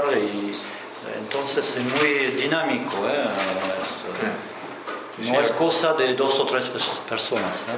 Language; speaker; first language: Spanish; non-native, fluent; French